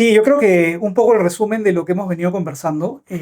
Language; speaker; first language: Spanish; native; Spanish